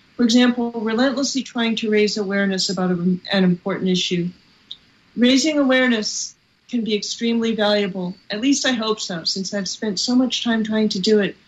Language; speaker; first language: English; native; English